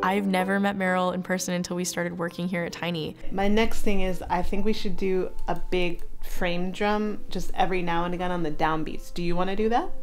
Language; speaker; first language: English; native; English